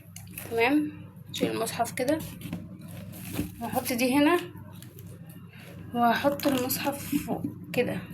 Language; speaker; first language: Arabic; native; Arabic